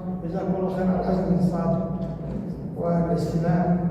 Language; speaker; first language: Arabic; native; Arabic